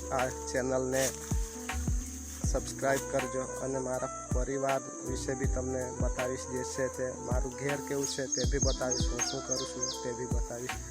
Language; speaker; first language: Gujarati; non-native, local second language; Kukna